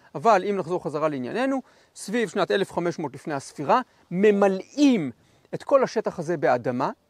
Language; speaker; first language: Hebrew; native; Hebrew